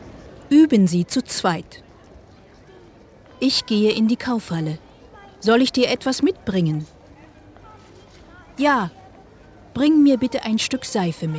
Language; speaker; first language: German; native; German